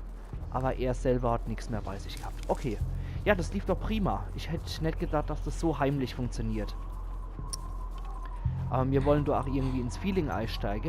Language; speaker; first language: German; native; German